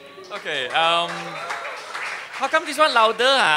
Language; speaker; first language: English; non-native, local second language; Min Nan Chinese